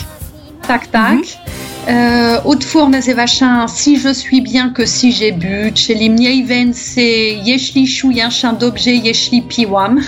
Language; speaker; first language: Polish; non-native, fluent; French